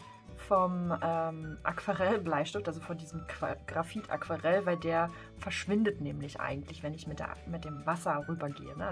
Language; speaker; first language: German; native; German